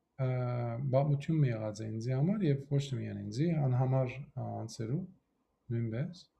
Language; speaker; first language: Armenian; early bilingual, heritage; Armenian